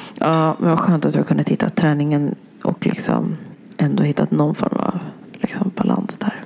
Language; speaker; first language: Swedish; early bilingual, other home language; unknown